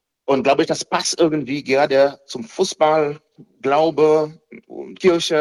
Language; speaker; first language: German; non-native, fluent; Haitian Creole